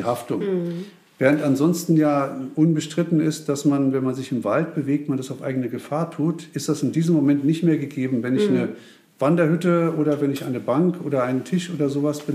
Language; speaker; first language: German; native; German